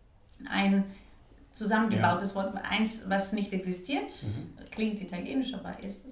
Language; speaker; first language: German; non-native, fluent; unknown